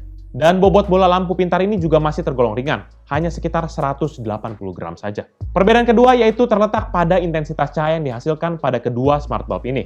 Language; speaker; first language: Indonesian; native; Indonesian